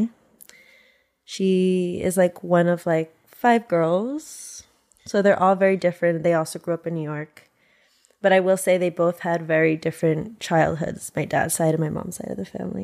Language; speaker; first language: English; native; English